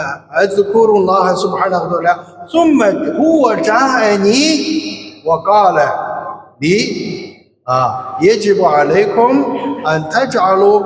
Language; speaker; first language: Arabic; non-native, fluent; Chinese